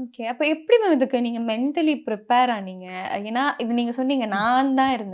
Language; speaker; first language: Tamil; native; Tamil